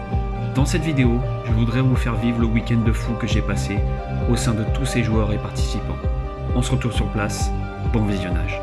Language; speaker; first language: French; native; French